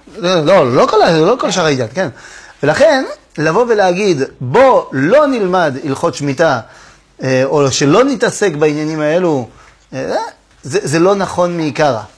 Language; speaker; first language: Hebrew; non-native, fluent; French